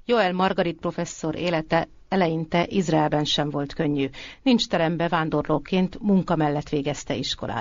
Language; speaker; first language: Hungarian; native; Hungarian